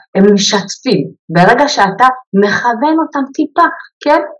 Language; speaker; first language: Hebrew; early bilingual, other home language; Amharic